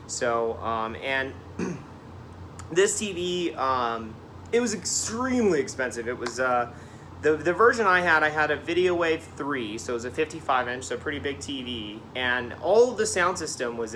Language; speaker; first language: English; native; English